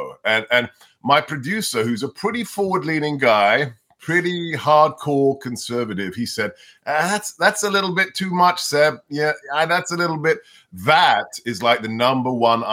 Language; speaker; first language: English; non-native, local second language; Hungarian